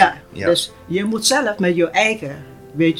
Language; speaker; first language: Dutch; non-native, local second language; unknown